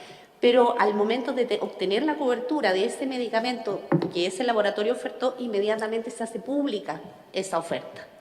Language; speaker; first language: Spanish; native; Spanish